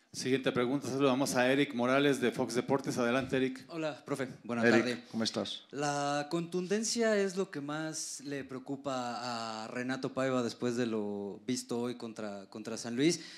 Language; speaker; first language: Spanish; non-native, fluent; Portuguese